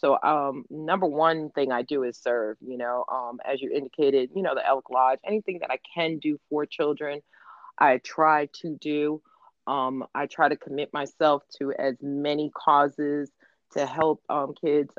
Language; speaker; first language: English; native; English